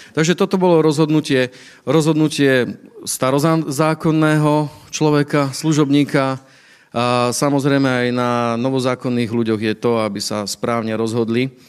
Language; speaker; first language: Slovak; native; Slovak